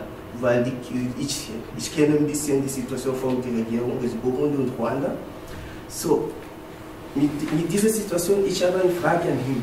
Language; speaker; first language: German; non-native, learner; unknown